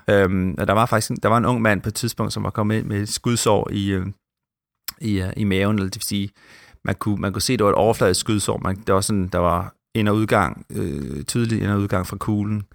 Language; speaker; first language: Danish; native; Danish